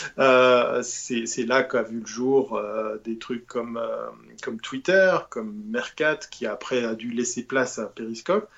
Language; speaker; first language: French; native; French